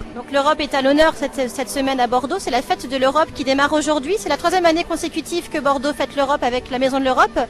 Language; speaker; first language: French; native; French